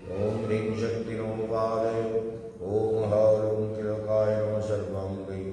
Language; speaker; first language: Hindi; non-native, local second language; Bangla